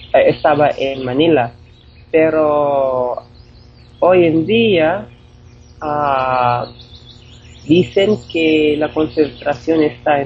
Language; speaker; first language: Spanish; non-native, fluent; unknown